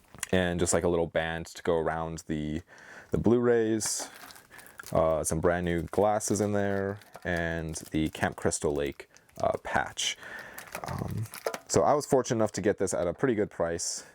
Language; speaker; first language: English; native; English